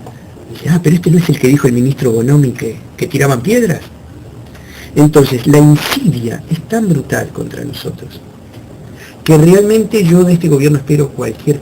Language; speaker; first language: Spanish; native; Spanish